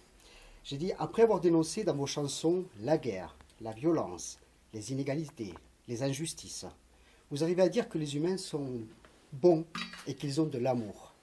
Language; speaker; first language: French; native; French